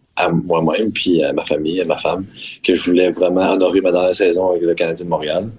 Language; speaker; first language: French; native; French